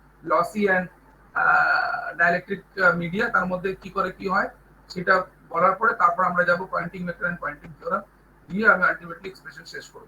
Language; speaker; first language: Bangla; native; Bangla